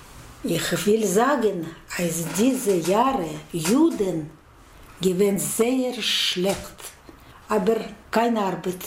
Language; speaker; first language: German; non-native, learner; Russian